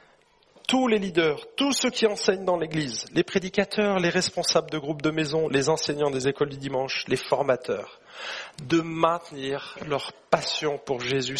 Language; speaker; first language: French; native; French